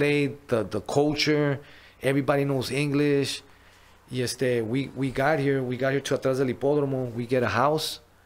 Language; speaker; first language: English; early bilingual, other home language; Spanish